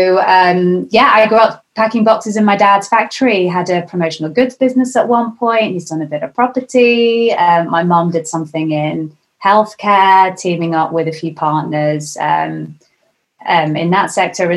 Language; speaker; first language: English; native; English